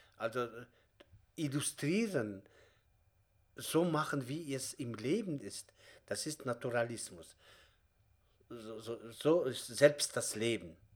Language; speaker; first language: German; non-native, fluent; Kazakh